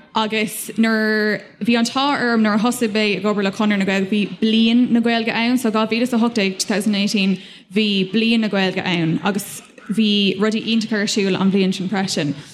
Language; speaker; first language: Irish; non-native, local second language; English